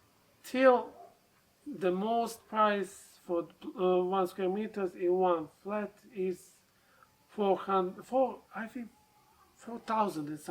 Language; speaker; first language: English; non-native, learner; Serbian